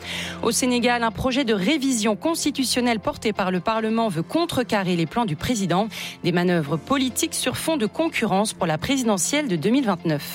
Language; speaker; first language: French; native; French